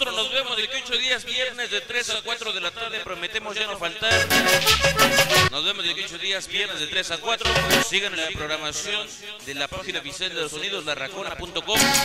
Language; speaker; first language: Spanish; native; Spanish